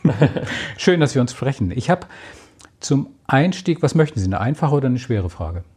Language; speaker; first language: German; native; German